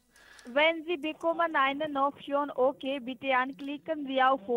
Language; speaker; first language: German; non-native, learner; Hindi